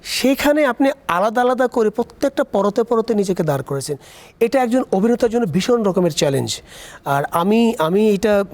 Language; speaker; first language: Bangla; native; Bangla